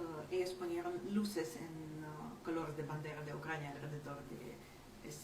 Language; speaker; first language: Spanish; non-native, fluent; Ukrainian